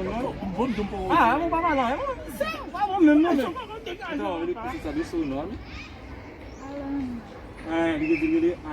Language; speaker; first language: Portuguese; non-native, learner; Haitian Creole